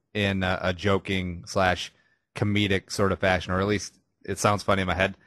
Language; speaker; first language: English; native; English